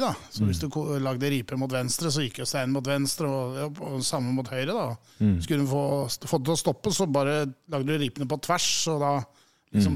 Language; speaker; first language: Norwegian; native; Norwegian